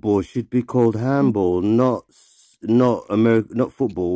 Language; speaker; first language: English; native; English